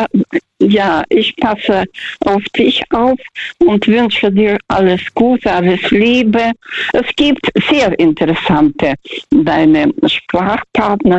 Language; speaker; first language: German; non-native, learner; Russian